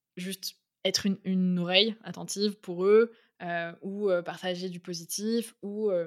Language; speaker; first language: French; native; French